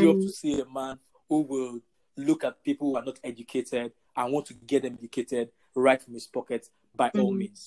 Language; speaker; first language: English; non-native, local second language; Yoruba